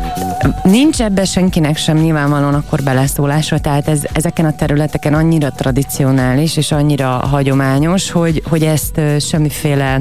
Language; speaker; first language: Hungarian; native; Hungarian